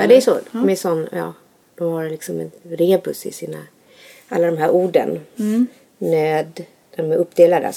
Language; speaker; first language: Swedish; native; Swedish